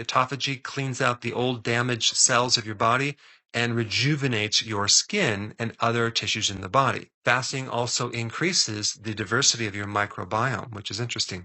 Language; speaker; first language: English; native; English